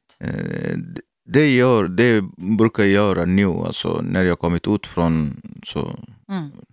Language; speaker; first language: Swedish; non-native, learner; Arabic